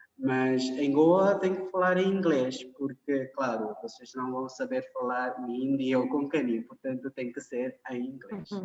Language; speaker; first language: Portuguese; non-native, fluent; Konkani